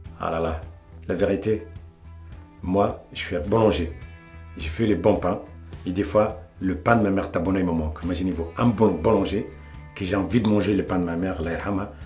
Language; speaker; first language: French; non-native, local second language; Arabic